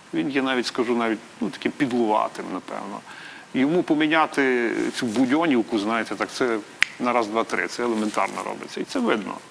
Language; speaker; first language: Ukrainian; native; Ukrainian